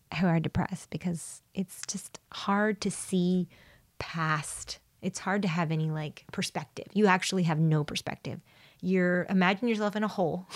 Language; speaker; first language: English; early bilingual, other home language; Spanish